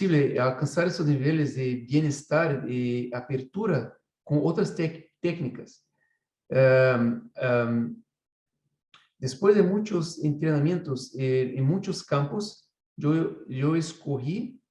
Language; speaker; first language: Spanish; non-native, fluent; Portuguese